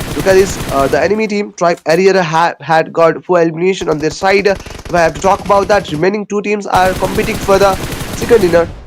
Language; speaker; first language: English; non-native, local second language; Nepali